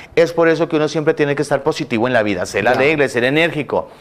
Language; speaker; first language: Spanish; native; Spanish